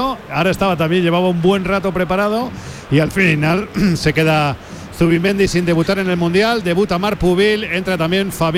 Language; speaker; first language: Spanish; native; Spanish